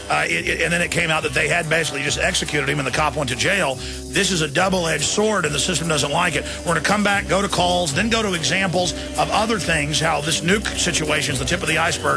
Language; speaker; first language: English; native; English